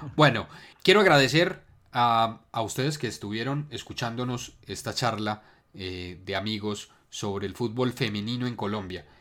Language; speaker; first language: Spanish; native; Spanish